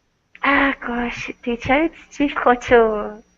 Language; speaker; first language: English; non-native, learner; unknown